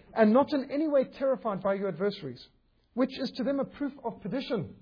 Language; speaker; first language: English; native; English